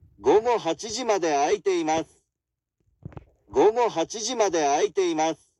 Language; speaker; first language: Japanese; non-native, learner; English